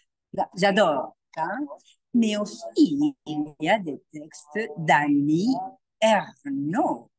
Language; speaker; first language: French; non-native, learner; Spanish